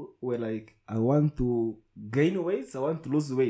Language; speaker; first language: English; non-native, local second language; Kinyarwanda